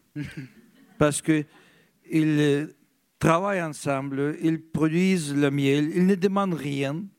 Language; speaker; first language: French; non-native, fluent; Russian